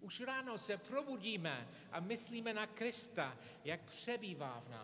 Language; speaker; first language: Czech; non-native, fluent; English